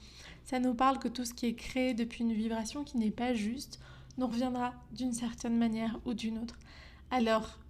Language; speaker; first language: French; native; French